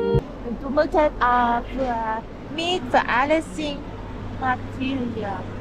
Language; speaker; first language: German; non-native, learner; Thai